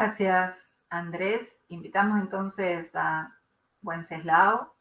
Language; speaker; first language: Spanish; native; Spanish